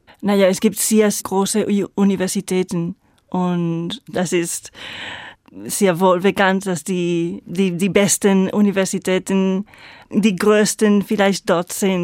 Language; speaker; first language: German; non-native, fluent; Spanish